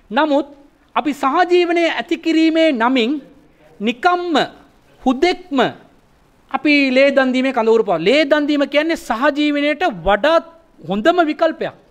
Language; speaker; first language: Sinhala; non-native, local second language; Tamil